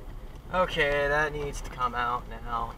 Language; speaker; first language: English; native; English